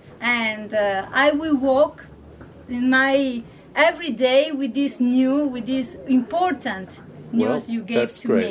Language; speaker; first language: English; non-native, learner; Italian